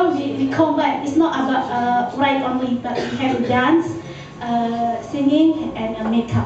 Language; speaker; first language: English; non-native, learner; Indonesian